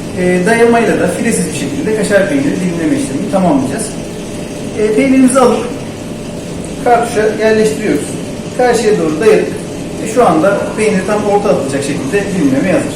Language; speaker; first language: Turkish; native; Turkish